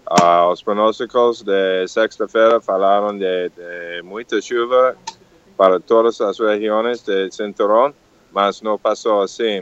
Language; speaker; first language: Portuguese; non-native, learner; English